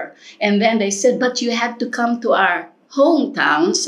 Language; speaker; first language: English; non-native, local second language; Filipino